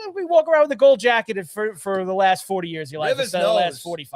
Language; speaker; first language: English; native; English